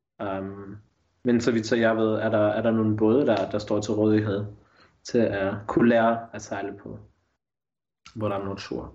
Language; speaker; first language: Danish; native; Danish